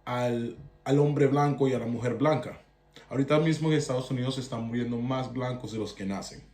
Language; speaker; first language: Spanish; early bilingual, heritage; Spanish